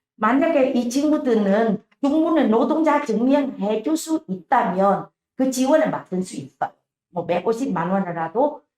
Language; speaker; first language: Korean; non-native, learner; Vietnamese